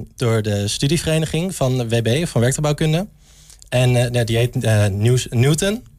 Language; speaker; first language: Dutch; native; Dutch